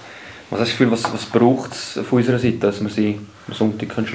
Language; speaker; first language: German; native; German